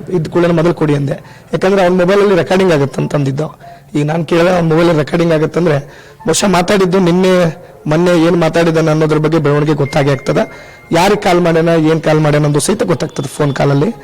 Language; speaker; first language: Kannada; non-native, local second language; Lambadi